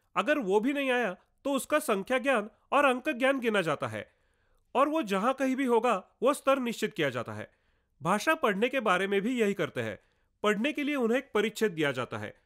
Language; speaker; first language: Hindi; non-native, local second language; Marathi